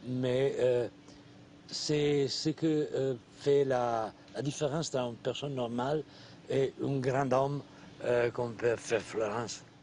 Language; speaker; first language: French; non-native, learner; Italian